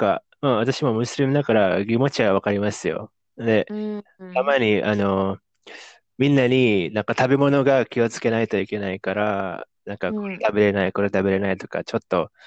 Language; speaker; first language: Japanese; non-native, fluent; Indonesian